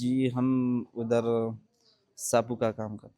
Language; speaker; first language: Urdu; non-native, local second language; Pashto